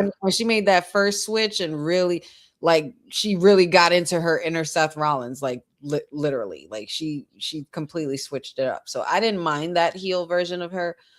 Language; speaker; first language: English; native; English